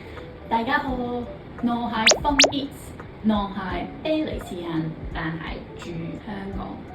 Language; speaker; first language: Cantonese; non-native, learner; French